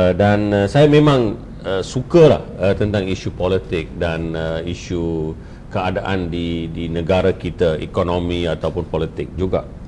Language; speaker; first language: Malay; non-native, local second language; Tamil